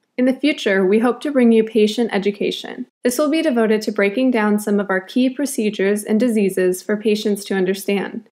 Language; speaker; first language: English; native; English